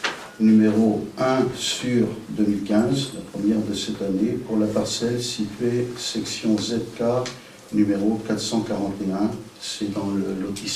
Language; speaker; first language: French; native; French